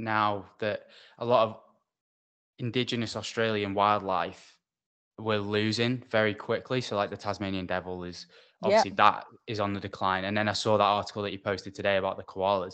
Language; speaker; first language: English; native; English